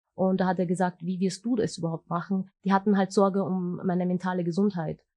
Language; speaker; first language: German; early bilingual, other home language; Turkish